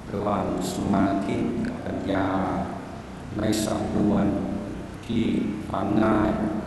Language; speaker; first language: Thai; non-native, fluent; English